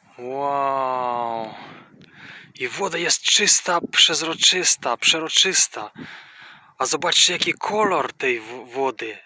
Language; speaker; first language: Polish; non-native, fluent; Russian